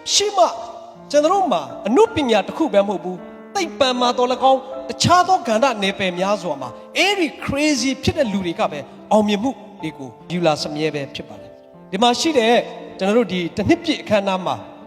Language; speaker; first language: Burmese; non-native, local second language; Tedim Chin